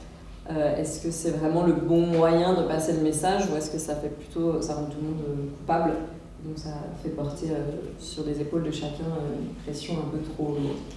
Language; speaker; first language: French; native; French